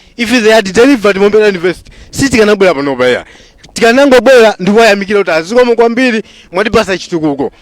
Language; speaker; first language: Nyanja; non-native, local second language; Tumbuka